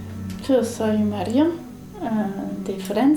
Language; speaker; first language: Spanish; non-native, fluent; French